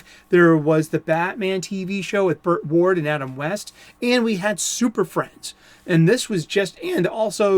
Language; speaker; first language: English; native; English